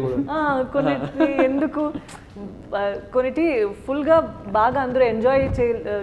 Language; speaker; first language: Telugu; non-native, local second language; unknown